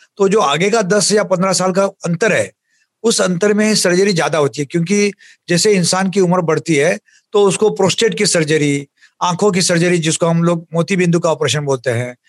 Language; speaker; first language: Hindi; native; Hindi